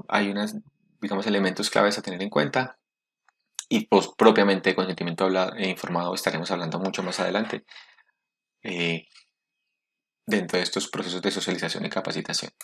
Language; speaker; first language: Spanish; native; Spanish